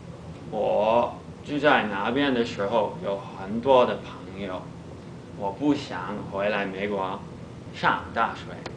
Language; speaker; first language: Chinese; non-native, learner; English